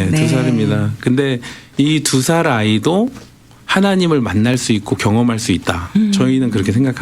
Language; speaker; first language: Korean; native; Korean